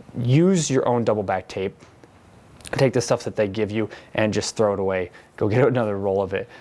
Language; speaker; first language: English; native; English